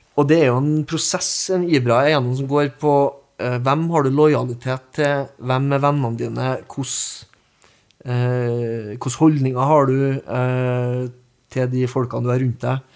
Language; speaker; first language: Norwegian; native; Norwegian